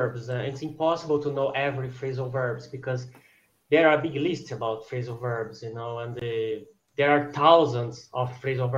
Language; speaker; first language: English; non-native, fluent; Portuguese